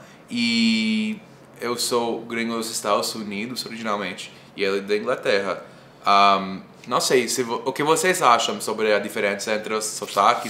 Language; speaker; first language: Portuguese; non-native, fluent; English